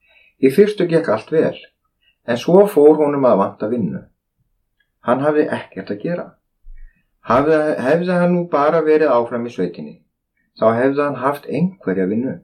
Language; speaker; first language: Icelandic; native; Icelandic